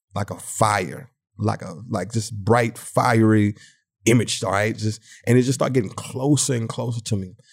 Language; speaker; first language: English; native; English